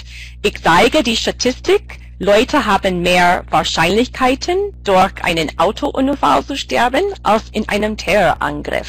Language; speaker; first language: German; non-native, fluent; English